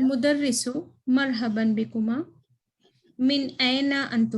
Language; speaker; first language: Arabic; non-native, learner; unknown